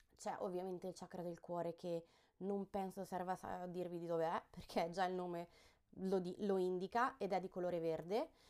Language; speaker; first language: Italian; early bilingual, heritage; Italian